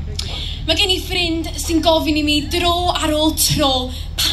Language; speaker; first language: Welsh; non-native, local second language; English